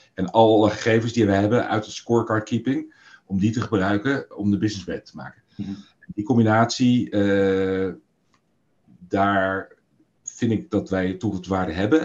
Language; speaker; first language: Dutch; native; Dutch